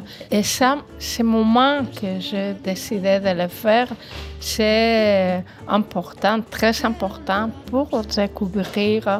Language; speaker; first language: French; non-native, fluent; Spanish